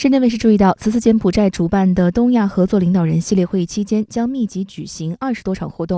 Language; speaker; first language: Chinese; native; Chinese